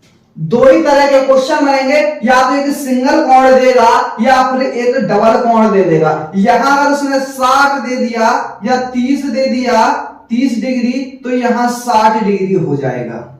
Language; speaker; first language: Hindi; native; Hindi